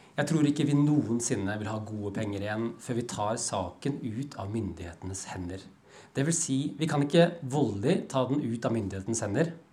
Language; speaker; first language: Norwegian; native; Norwegian